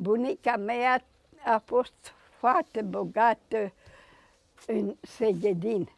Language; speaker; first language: Romanian; non-native, local second language; Hungarian